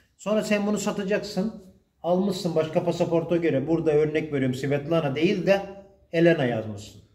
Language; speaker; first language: Turkish; native; Turkish